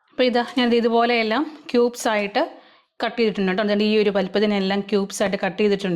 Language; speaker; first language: Malayalam; native; Malayalam